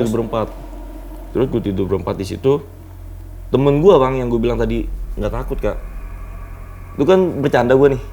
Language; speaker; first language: Indonesian; native; Indonesian